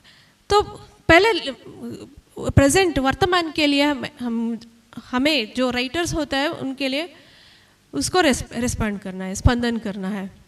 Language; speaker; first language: Hindi; non-native, local second language; Kannada